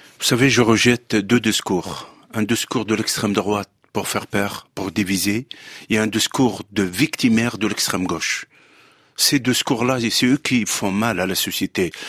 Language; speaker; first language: French; non-native, local second language; Arabic